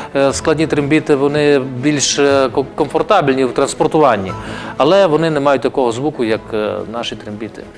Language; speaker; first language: Ukrainian; native; Ukrainian